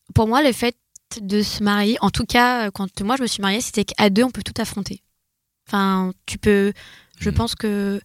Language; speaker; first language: French; native; French